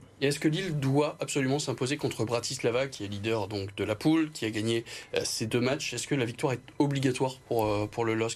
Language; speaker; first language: French; native; French